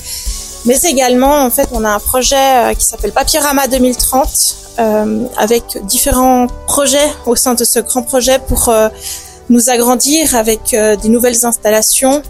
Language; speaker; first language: French; native; French